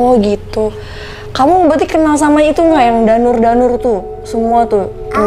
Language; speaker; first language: Indonesian; native; Indonesian